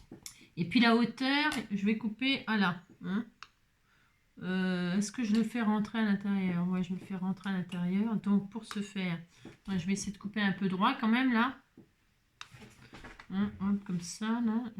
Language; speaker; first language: French; native; French